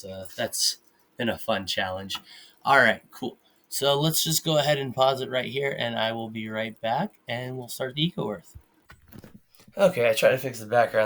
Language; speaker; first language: English; native; English